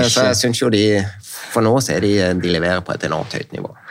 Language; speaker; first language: Norwegian; native; Norwegian